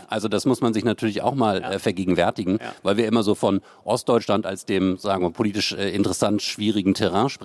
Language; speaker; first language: German; native; German